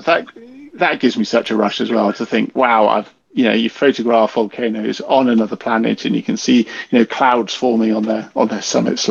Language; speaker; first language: English; native; English